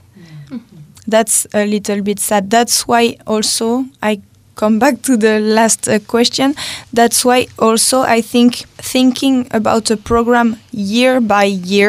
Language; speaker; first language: English; non-native, fluent; French